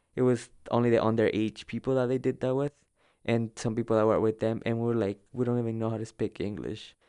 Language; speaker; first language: English; early bilingual, other home language; Spanish